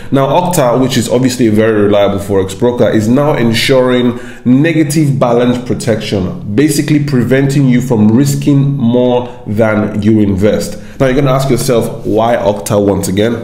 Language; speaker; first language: English; non-native, local second language; Yoruba